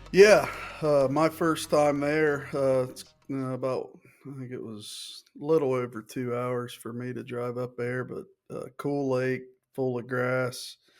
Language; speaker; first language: English; native; English